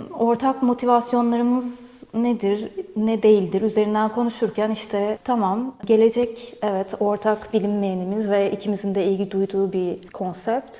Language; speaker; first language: Turkish; native; Turkish